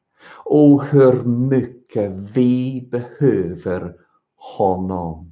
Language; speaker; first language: Swedish; non-native, fluent; English